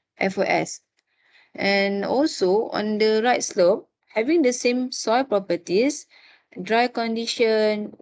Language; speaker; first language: English; non-native, local second language; Malay